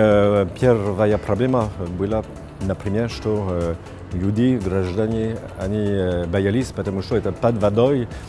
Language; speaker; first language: Russian; non-native, fluent; French